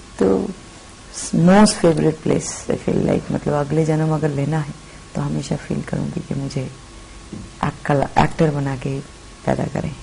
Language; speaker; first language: Hindi; non-native, local second language; Bangla